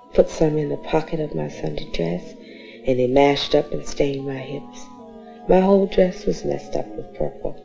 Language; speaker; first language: English; native; English